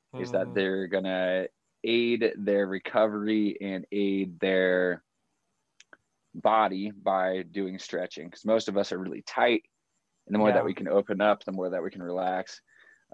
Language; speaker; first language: English; native; English